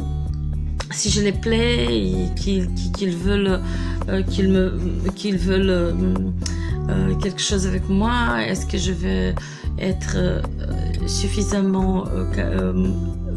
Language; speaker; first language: French; non-native, fluent; Portuguese